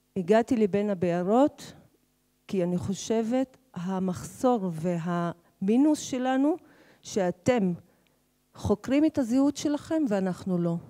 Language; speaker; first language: Hebrew; non-native, local second language; Arabic